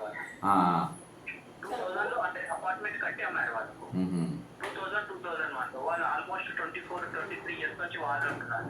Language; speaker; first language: Telugu; native; Telugu